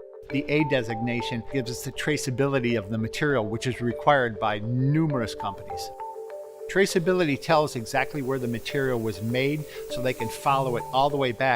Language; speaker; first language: English; native; English